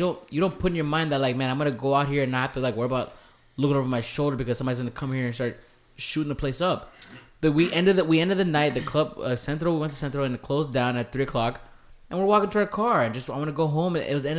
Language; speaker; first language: English; native; English